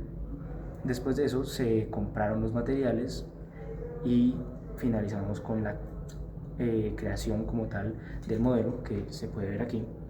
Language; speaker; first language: Spanish; native; Spanish